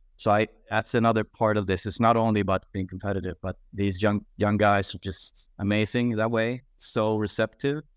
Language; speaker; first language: English; non-native, fluent; Swedish